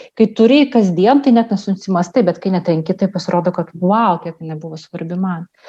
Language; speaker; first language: Lithuanian; non-native, local second language; Russian